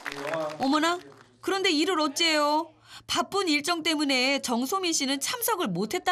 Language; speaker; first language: Korean; native; Korean